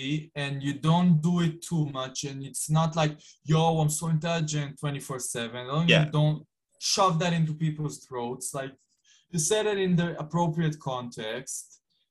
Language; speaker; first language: English; non-native, fluent; Hebrew